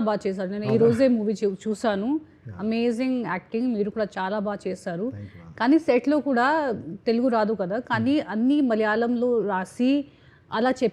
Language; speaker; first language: Telugu; non-native, learner; Hindi